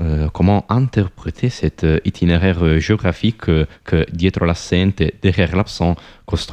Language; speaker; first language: French; non-native, fluent; Italian